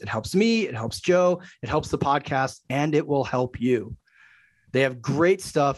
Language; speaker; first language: English; native; English